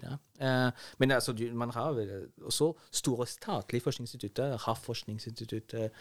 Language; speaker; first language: Norwegian; non-native, fluent; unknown